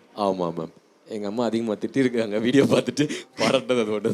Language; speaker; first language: Tamil; native; Tamil